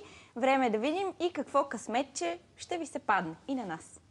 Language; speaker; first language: Bulgarian; native; Bulgarian